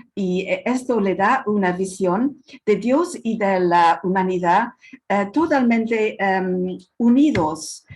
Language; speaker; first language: Spanish; non-native, fluent; English